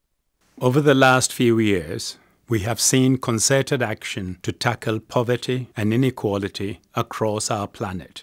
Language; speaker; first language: English; non-native, local second language; Akan